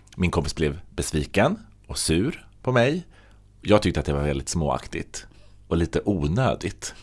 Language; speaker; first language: Swedish; native; Swedish